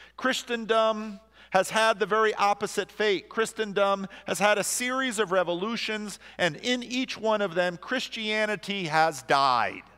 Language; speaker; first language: English; native; English